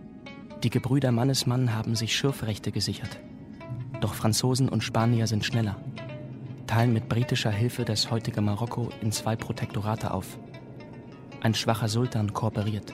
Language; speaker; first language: German; native; German